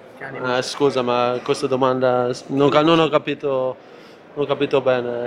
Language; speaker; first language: Italian; non-native, fluent; Dutch